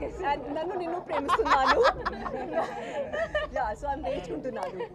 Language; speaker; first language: Telugu; non-native, learner; Hindi